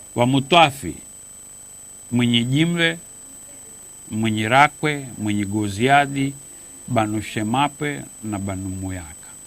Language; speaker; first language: Swahili; native; Swahili